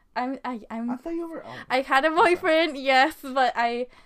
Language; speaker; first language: English; non-native, fluent; Spanish